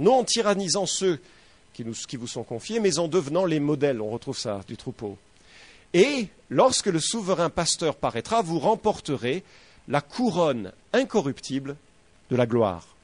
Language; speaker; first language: French; native; French